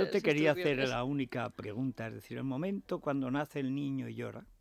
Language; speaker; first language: Spanish; native; Spanish